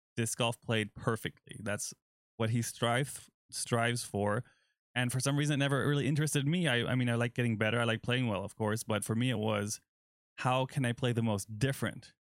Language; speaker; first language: English; non-native, fluent; German